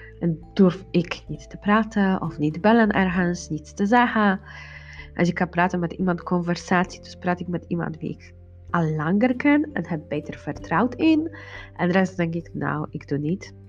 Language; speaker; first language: Dutch; non-native, learner; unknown